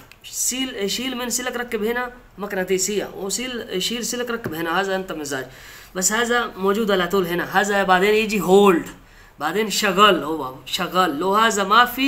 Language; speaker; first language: Arabic; non-native, learner; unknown